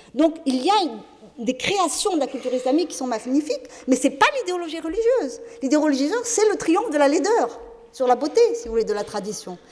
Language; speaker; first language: French; non-native, local second language; Arabic